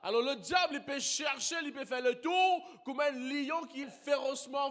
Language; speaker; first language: French; non-native, local second language; Morisyen